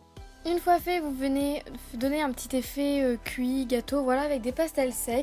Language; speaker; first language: French; native; French